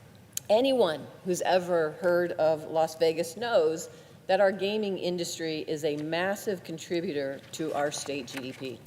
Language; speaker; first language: English; native; English